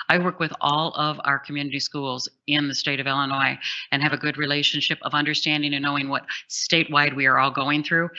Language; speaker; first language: English; native; English